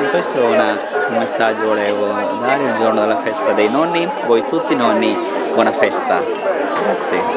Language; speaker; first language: Italian; non-native, fluent; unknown